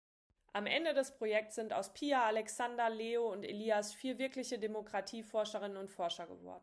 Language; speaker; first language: German; native; German